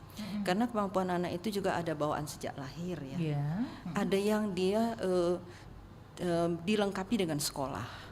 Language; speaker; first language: Indonesian; native; Indonesian